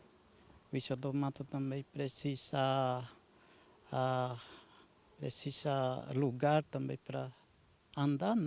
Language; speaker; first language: Portuguese; non-native, local second language; Guarani